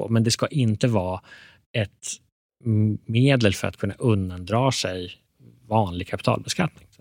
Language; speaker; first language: Swedish; early bilingual, other home language; Persian